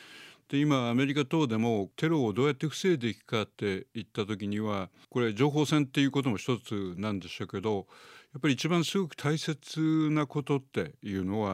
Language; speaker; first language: Japanese; native; Japanese